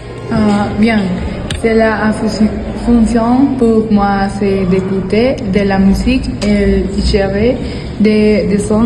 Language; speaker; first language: French; non-native, learner; Spanish